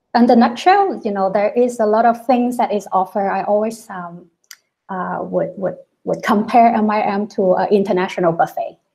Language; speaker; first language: English; non-native, local second language; Cantonese